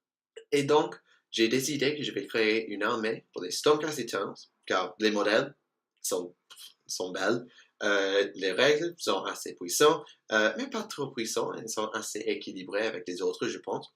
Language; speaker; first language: French; non-native, learner; English